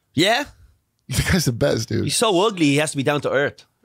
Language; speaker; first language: English; native; English